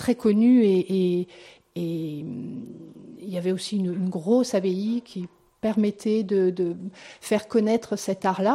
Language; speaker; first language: French; native; French